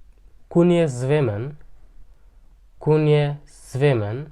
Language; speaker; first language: Dutch; non-native, fluent; Tigrinya